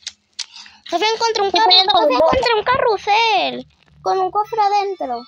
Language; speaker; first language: Spanish; native; Spanish